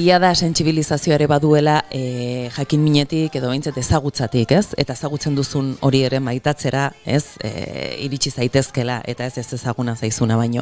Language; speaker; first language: Basque; native; Basque